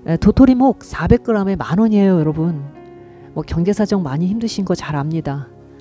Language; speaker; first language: Korean; native; Korean